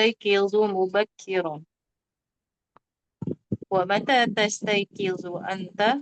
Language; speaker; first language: Arabic; non-native, learner; Indonesian